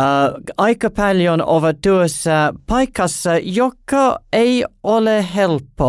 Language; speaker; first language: Finnish; non-native, learner; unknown